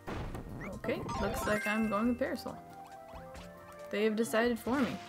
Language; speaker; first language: English; native; English